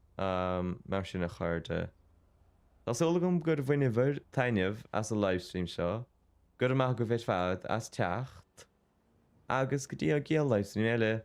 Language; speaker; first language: Irish; native; Irish